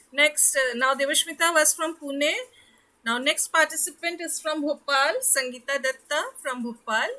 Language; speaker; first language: English; non-native, local second language; Hindi